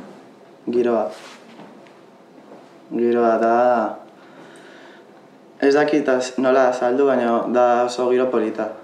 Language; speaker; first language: Basque; non-native, local second language; Spanish